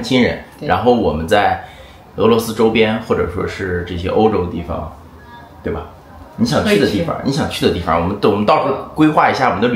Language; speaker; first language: Chinese; native; Chinese